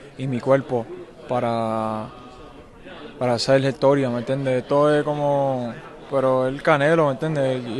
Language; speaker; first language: Spanish; early bilingual, heritage; English